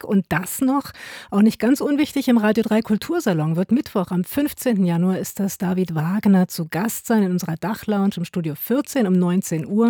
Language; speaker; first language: German; native; German